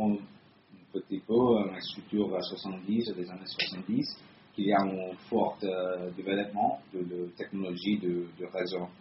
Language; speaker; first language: French; non-native, fluent; Italian